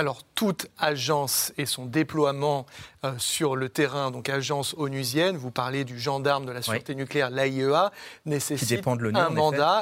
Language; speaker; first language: French; native; French